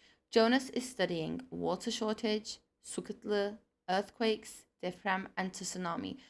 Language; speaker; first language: English; non-native, fluent; Turkish